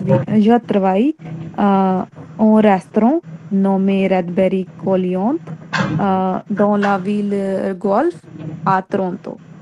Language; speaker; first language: French; non-native, learner; Hindi